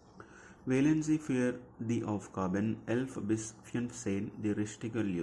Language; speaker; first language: German; non-native, fluent; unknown